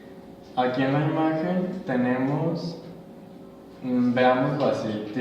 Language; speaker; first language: Spanish; native; Spanish